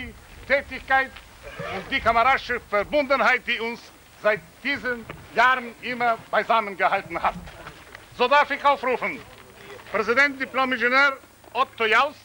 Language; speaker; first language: German; non-native, fluent; Ukrainian